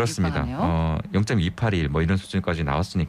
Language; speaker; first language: Korean; native; Korean